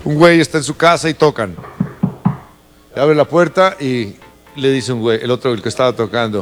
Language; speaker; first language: Spanish; native; Spanish